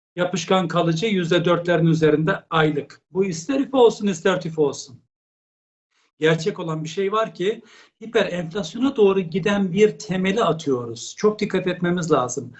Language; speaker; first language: Turkish; native; Turkish